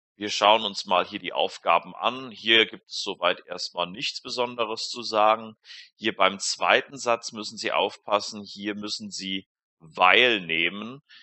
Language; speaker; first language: German; native; German